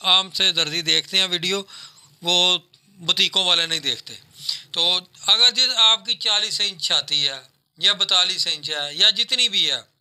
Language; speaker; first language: Urdu; non-native, local second language; Punjabi